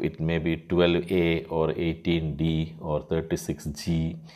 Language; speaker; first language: English; non-native, local second language; Malayalam